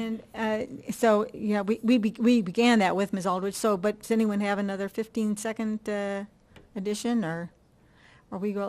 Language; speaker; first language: English; native; English